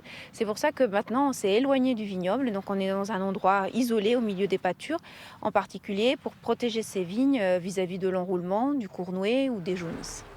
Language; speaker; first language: French; native; French